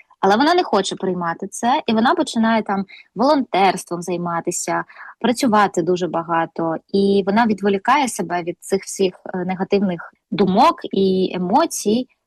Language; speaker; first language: Ukrainian; non-native, local second language; Russian